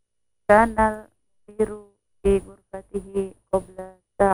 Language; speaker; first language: Arabic; non-native, learner; Indonesian